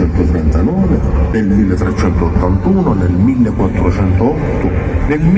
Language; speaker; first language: Italian; native; Italian